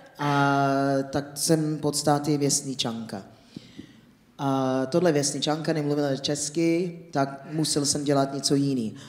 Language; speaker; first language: Czech; non-native, fluent; English